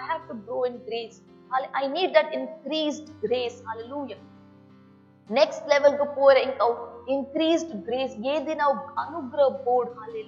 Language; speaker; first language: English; non-native, local second language; Tulu